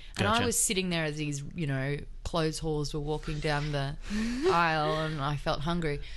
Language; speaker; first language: English; native; English